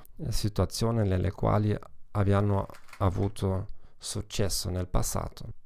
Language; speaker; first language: Italian; non-native, learner; German